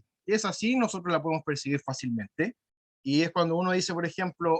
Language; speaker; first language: Spanish; native; Spanish